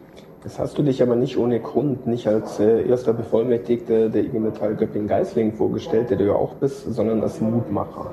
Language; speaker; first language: German; native; German